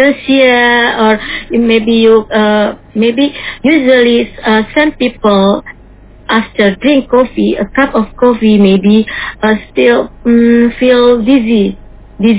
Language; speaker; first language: English; non-native, learner; Indonesian